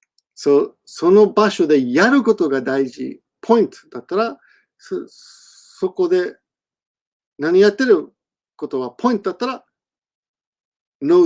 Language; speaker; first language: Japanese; non-native, fluent; English